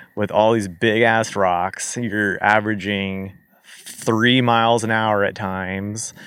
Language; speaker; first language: English; native; English